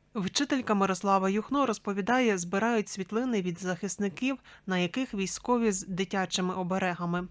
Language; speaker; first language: Ukrainian; native; Ukrainian